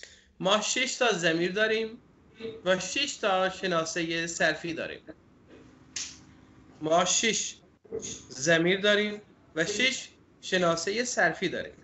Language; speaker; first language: Persian; non-native, fluent; Urdu